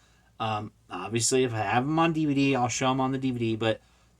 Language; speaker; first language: English; native; English